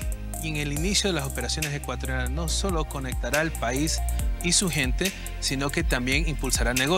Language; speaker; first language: Spanish; native; Spanish